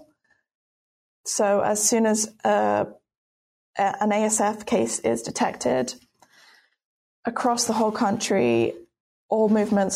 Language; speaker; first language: English; native; English